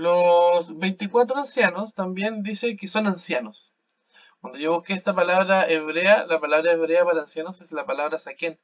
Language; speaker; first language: Spanish; native; Spanish